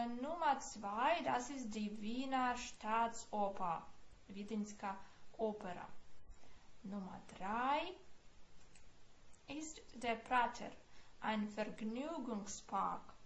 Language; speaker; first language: German; non-native, fluent; Ukrainian